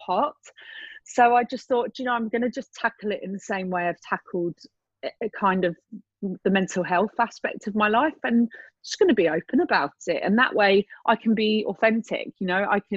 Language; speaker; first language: English; native; English